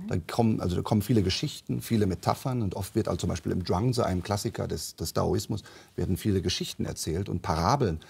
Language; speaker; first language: German; native; German